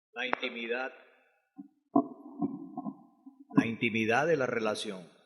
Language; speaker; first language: Spanish; native; Spanish